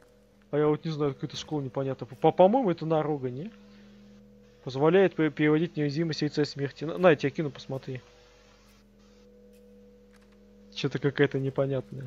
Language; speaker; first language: Russian; native; Russian